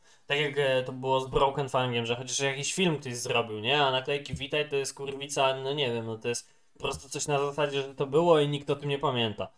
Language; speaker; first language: Polish; native; Polish